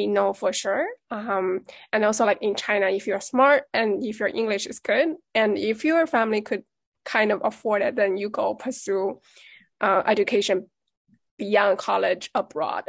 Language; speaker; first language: English; non-native, fluent; Chinese